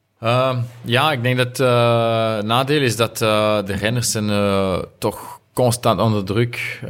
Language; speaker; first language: Dutch; non-native, local second language; French